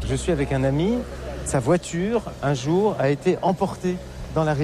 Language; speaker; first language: French; native; French